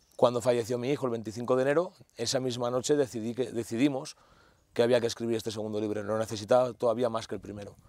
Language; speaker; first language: Spanish; native; Spanish